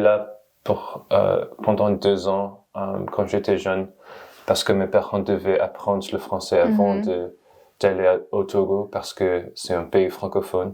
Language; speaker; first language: French; non-native, learner; English